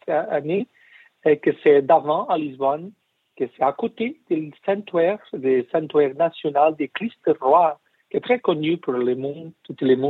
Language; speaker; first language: French; non-native, learner; Portuguese